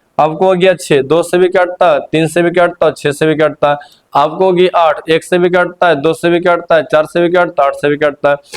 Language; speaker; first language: Hindi; native; Hindi